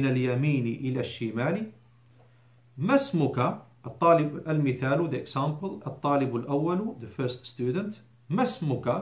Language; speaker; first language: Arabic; non-native, fluent; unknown